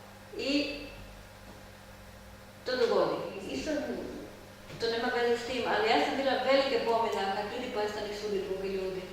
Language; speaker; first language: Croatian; non-native, learner; Hebrew